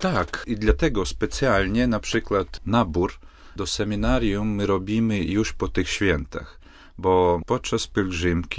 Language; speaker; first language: Polish; non-native, fluent; Latvian